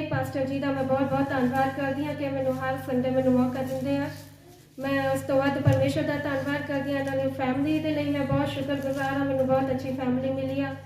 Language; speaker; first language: Hindi; non-native, local second language; Punjabi